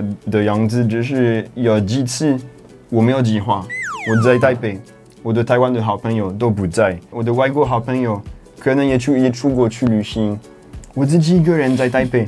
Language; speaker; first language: Chinese; non-native, fluent; French